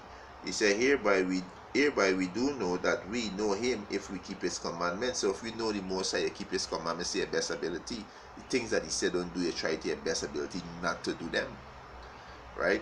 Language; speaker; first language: English; native; English